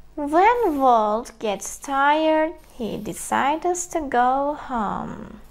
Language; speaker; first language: English; non-native, fluent; Turkish